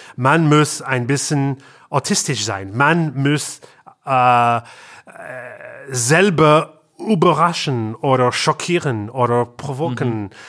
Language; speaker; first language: German; non-native, learner; English